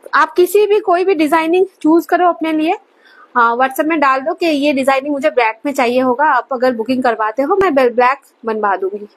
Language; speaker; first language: Hindi; non-native, local second language; Bangla